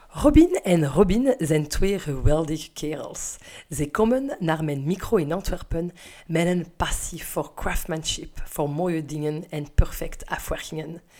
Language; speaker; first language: Dutch; non-native, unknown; French